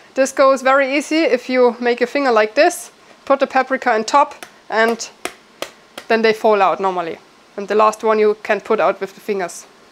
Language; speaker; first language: English; non-native, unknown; German